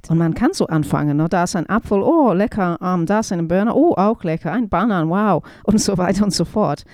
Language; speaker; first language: German; non-native, fluent; English